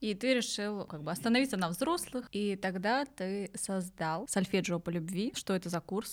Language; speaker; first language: Russian; native; Russian